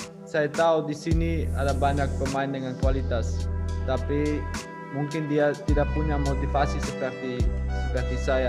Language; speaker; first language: Indonesian; non-native, learner; Dutch